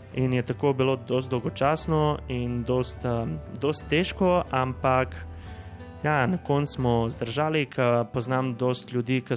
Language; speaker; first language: Slovenian; non-native, fluent; Macedonian